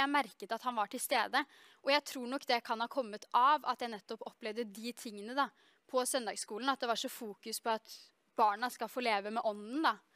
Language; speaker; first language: Norwegian; native; Norwegian